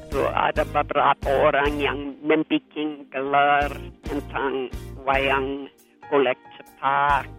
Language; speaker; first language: Indonesian; non-native, fluent; English